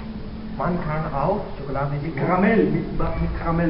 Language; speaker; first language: German; non-native, learner; Spanish